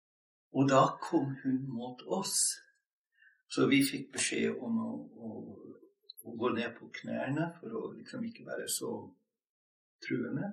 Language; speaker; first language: Norwegian; non-native, fluent; English